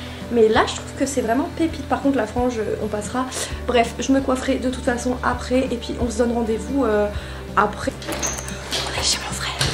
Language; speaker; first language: French; native; French